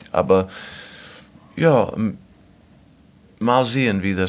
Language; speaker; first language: German; non-native, fluent; English